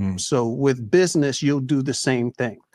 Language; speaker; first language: English; native; English